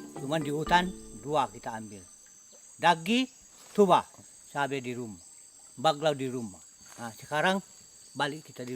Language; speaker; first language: Indonesian; non-native, local second language; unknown